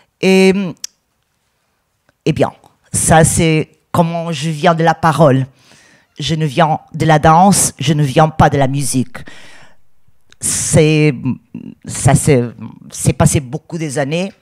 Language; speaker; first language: French; non-native, learner; Portuguese